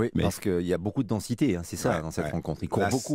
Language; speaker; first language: French; native; French